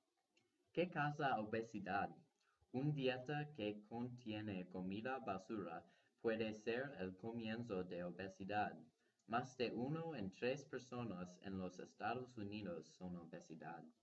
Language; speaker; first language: Spanish; non-native, learner; English